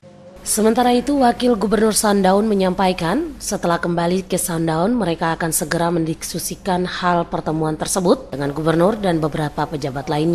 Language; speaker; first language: Indonesian; native; Indonesian